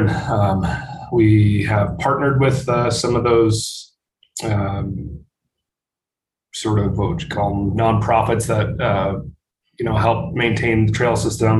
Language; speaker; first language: English; native; English